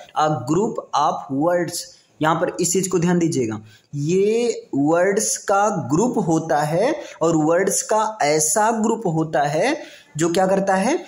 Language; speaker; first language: Hindi; native; Hindi